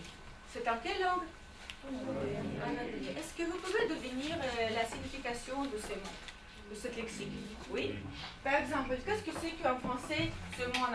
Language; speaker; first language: French; non-native, fluent; Russian